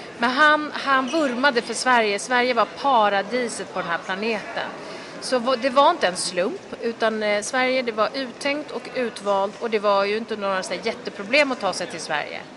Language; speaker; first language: Swedish; early bilingual, other home language; Kurdish